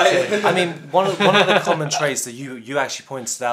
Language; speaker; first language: English; native; English